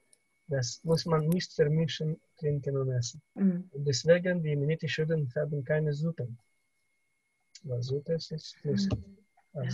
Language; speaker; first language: German; non-native, fluent; Russian